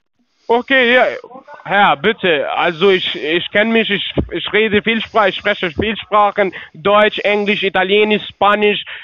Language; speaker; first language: German; non-native, learner; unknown